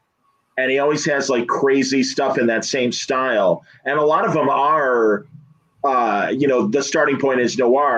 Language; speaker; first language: English; native; English